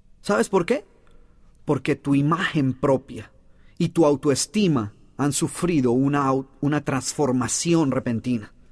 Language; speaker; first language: Spanish; native; Spanish